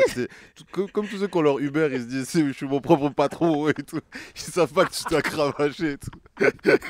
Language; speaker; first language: French; non-native, local second language; Wolof